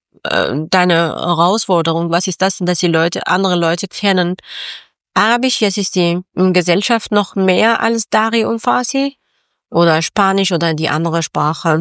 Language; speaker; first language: German; non-native, learner; Persian